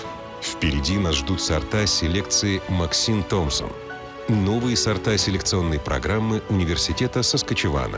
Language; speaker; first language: Russian; native; Russian